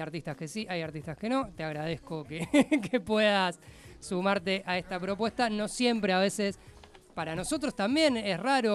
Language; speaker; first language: Spanish; native; Spanish